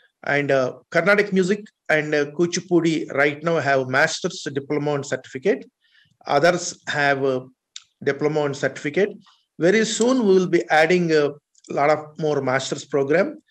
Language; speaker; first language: English; non-native, local second language; Telugu